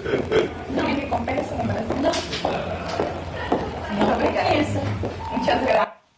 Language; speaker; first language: Portuguese; non-native, learner; Spanish